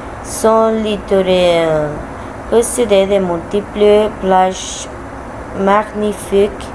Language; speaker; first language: French; non-native, learner; Spanish